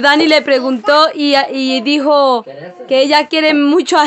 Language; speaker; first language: Spanish; non-native, learner; Portuguese